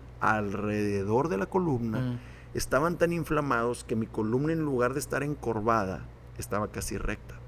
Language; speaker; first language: Spanish; native; Spanish